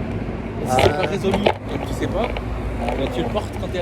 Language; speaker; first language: French; native; French